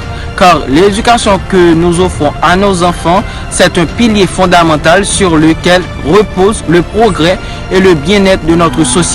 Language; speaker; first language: French; non-native, local second language; Haitian Creole